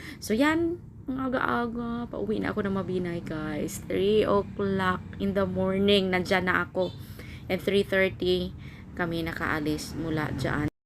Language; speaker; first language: Filipino; native; Filipino